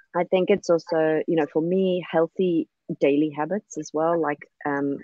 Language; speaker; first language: English; native; English